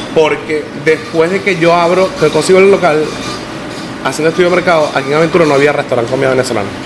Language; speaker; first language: Spanish; native; Spanish